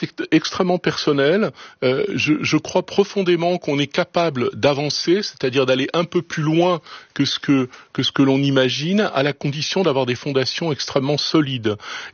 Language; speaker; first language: French; native; French